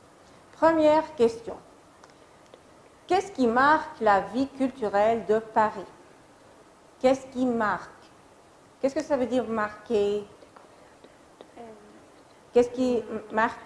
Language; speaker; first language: French; non-native, fluent; Arabic